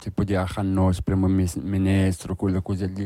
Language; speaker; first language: Italian; non-native, learner; Arabic